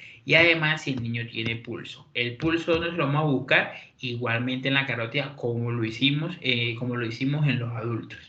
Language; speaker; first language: Spanish; native; Spanish